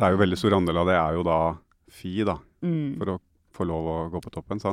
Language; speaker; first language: Norwegian; native; Norwegian